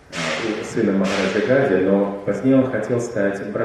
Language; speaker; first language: Russian; native; Russian